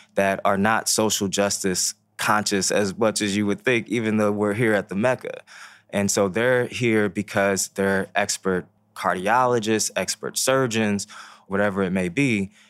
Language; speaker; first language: English; early bilingual, other home language; Haitian Creole